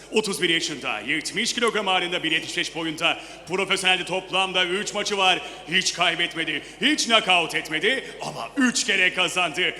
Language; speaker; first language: Turkish; native; Turkish